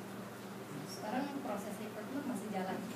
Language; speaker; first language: Indonesian; native; Indonesian